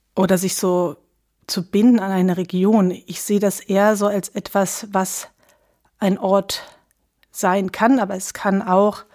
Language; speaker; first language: German; native; German